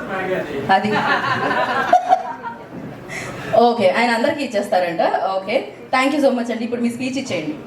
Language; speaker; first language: Telugu; native; Telugu